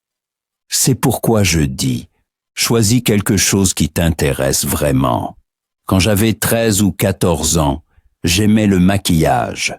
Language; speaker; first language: French; non-native, fluent; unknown